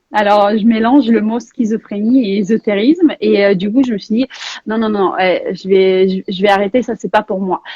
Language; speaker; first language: French; non-native, fluent; Russian